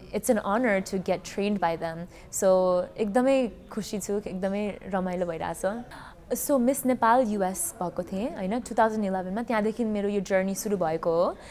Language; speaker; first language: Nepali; early bilingual, heritage; Nepali